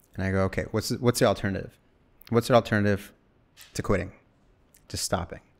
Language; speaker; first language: English; native; English